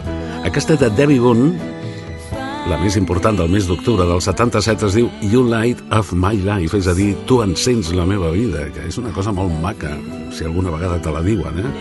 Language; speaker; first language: Catalan; native; Catalan